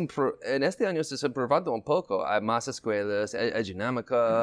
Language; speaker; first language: Spanish; non-native, learner; English